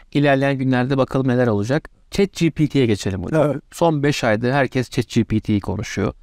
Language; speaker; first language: Turkish; native; Turkish